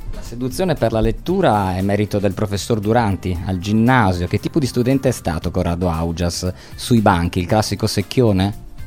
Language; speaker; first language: Italian; native; Italian